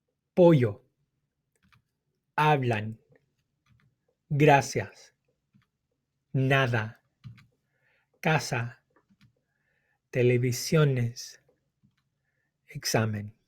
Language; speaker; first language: Spanish; non-native, fluent; English